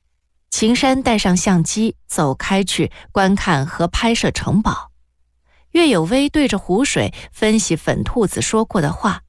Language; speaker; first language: Chinese; native; Chinese